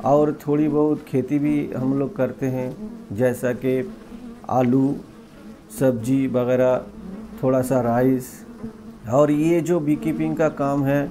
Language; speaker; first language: Hindi; non-native, local second language; Bangla